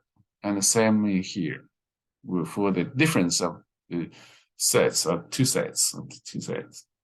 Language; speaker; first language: English; non-native, fluent; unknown